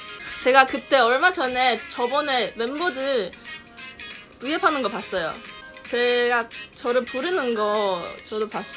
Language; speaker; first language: Korean; non-native, fluent; Chinese